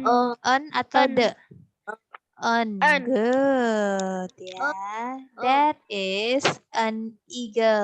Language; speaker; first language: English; non-native, fluent; Indonesian